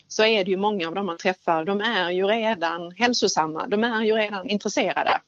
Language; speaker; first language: Swedish; native; Swedish